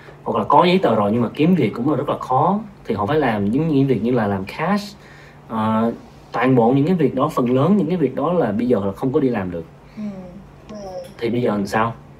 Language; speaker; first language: Vietnamese; early bilingual, heritage; Vietnamese